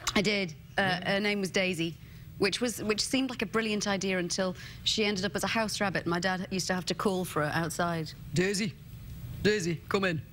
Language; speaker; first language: English; native; English